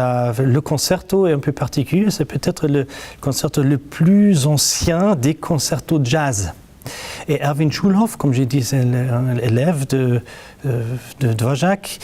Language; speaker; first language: French; non-native, fluent; German